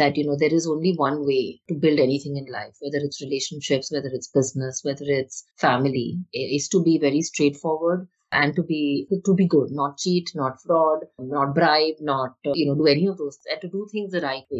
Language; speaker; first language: English; non-native, local second language; Hindi